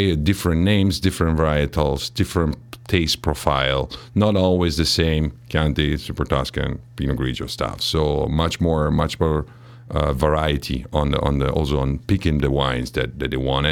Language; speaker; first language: English; non-native, fluent; Italian